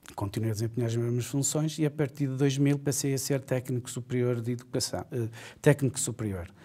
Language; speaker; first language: Portuguese; native; Portuguese